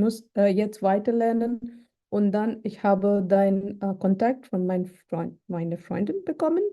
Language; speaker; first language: German; non-native, learner; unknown